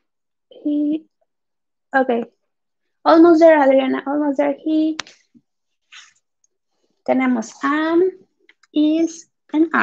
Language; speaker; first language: English; non-native, fluent; Spanish